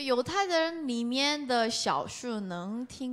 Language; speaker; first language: Chinese; non-native, learner; Korean